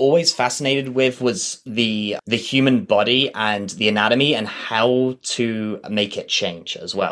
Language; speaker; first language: English; native; English